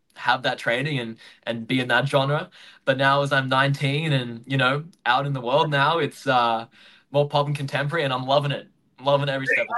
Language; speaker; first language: English; native; English